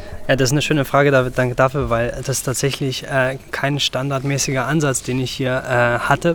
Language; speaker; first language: German; native; German